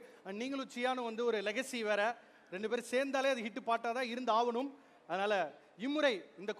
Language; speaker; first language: Tamil; native; Tamil